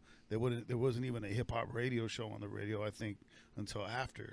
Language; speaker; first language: English; native; English